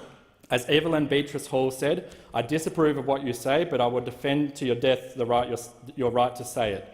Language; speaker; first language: English; native; English